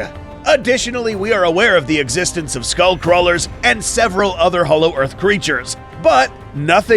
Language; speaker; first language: English; native; English